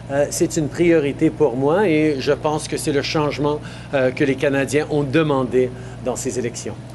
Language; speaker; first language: French; native; French